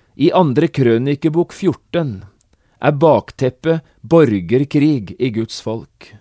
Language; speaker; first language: Norwegian; native; Norwegian